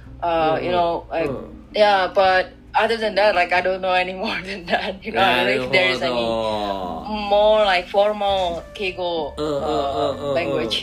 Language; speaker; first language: English; non-native, fluent; Indonesian